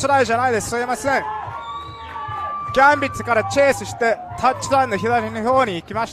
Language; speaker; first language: Japanese; non-native, learner; English